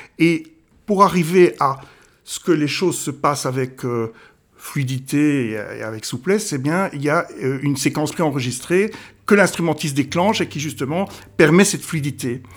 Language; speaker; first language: French; native; French